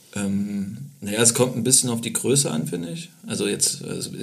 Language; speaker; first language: German; native; German